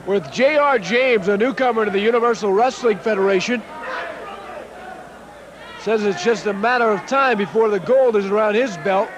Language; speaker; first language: English; native; English